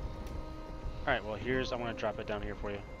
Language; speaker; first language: English; native; English